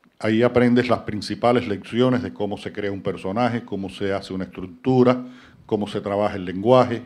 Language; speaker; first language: Spanish; native; Spanish